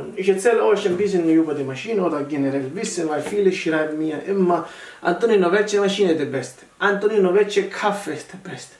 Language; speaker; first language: German; non-native, learner; Italian